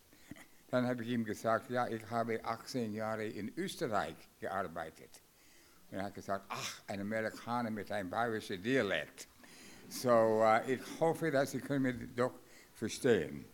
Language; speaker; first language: German; non-native, fluent; English